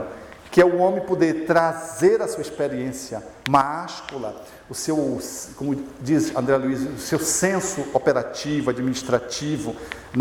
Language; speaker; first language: Portuguese; native; Portuguese